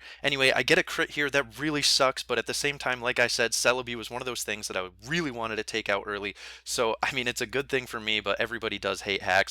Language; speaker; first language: English; native; English